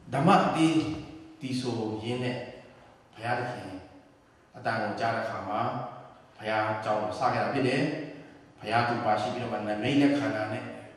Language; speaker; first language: Burmese; non-native, local second language; Tedim Chin